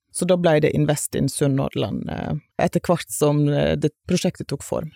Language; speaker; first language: Norwegian; native; Norwegian